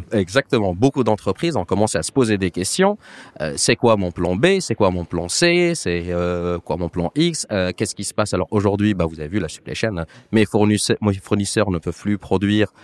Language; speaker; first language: French; non-native, local second language; Arabic